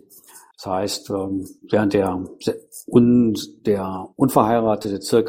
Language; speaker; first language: German; native; German